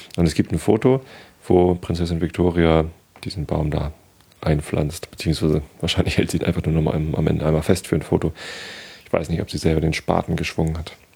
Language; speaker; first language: German; native; German